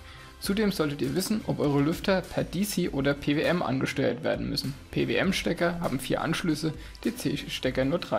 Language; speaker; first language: German; native; German